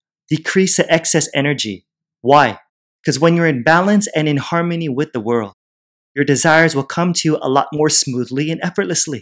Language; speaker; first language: English; native; English